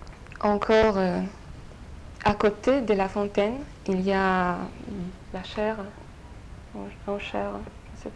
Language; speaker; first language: French; non-native, fluent; Polish